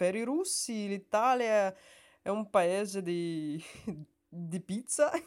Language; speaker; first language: Italian; non-native, learner; Russian